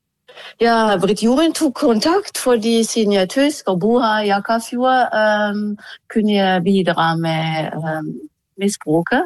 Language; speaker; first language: Norwegian; non-native, fluent; German